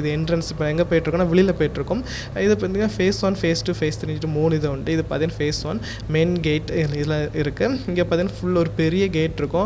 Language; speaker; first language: Tamil; native; Tamil